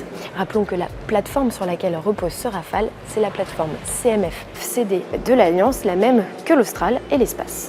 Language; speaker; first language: French; native; French